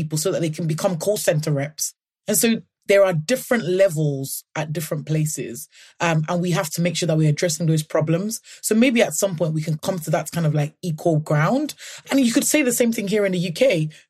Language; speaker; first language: English; non-native, local second language; Yoruba